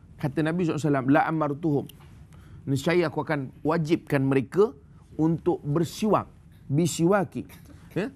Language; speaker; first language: Malay; native; Malay